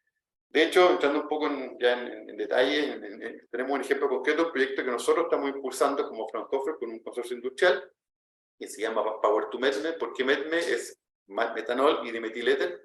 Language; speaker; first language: Spanish; native; Spanish